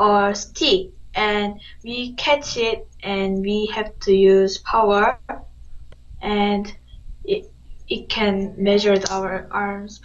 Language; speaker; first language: English; non-native, learner; Korean